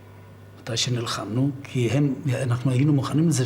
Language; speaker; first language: Hebrew; non-native, fluent; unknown